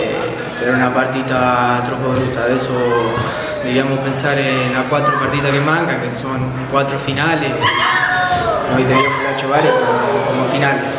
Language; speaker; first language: Italian; non-native, learner; Spanish